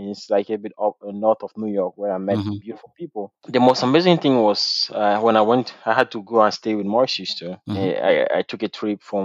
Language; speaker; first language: English; non-native, local second language; French